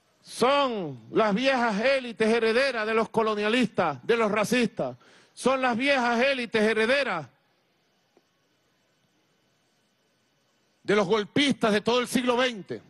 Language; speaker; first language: Spanish; native; Spanish